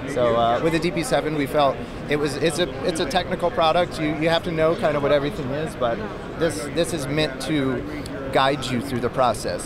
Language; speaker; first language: English; native; English